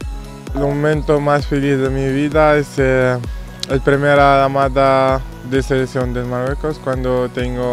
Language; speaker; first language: Spanish; non-native, fluent; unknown